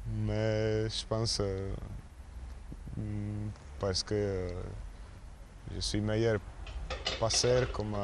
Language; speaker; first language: French; non-native, learner; Slovak